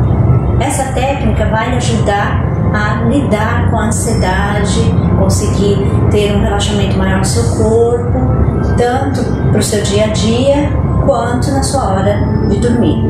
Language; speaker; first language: Portuguese; native; Portuguese